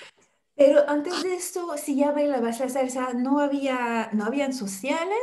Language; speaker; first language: Spanish; non-native, fluent; French